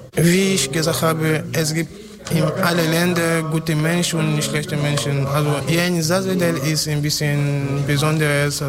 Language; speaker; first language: German; non-native, learner; French